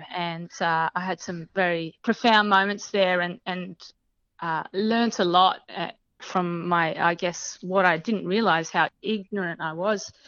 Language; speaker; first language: English; native; English